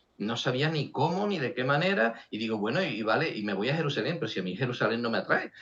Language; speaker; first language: Spanish; native; Spanish